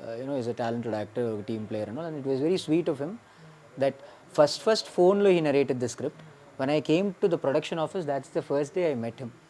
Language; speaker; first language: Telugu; non-native, local second language; Malayalam